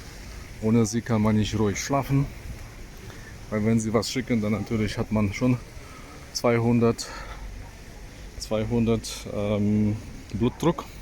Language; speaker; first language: German; non-native, fluent; Polish